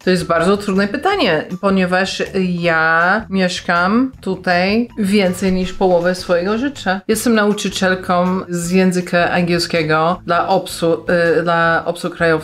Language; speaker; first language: Polish; non-native, fluent; English